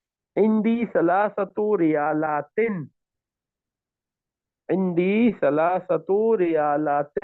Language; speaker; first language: Arabic; non-native, fluent; Urdu